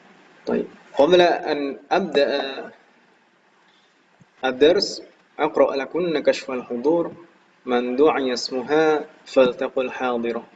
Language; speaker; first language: Arabic; non-native, fluent; Indonesian